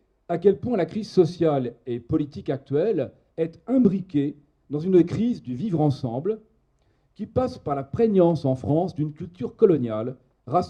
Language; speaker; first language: French; native; French